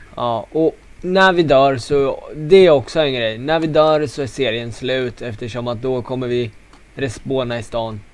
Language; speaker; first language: Swedish; native; Swedish